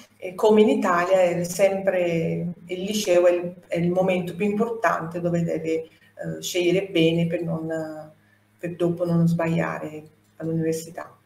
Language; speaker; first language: Italian; non-native, fluent; Portuguese